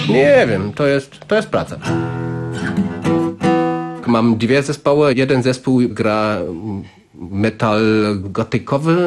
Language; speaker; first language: Polish; non-native, learner; German